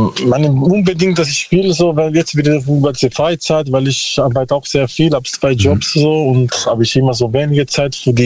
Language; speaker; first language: German; non-native, learner; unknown